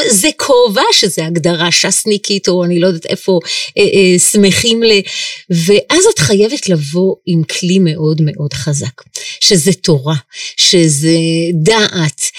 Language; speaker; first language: Hebrew; native; Hebrew